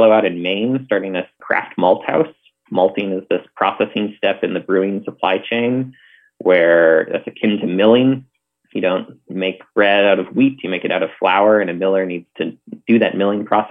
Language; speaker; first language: English; native; English